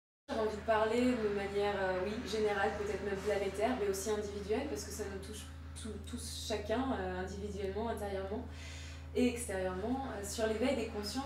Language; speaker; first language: French; native; French